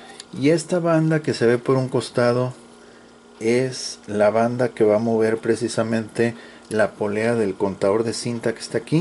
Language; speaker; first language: Spanish; native; Spanish